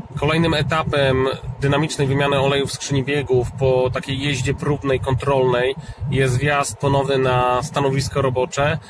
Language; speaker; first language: Polish; native; Polish